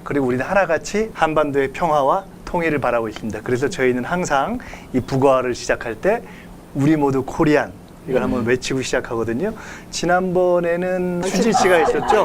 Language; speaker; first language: Korean; native; Korean